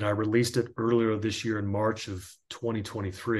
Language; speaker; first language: English; native; English